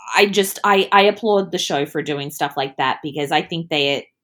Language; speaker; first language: English; early bilingual, other home language; Italian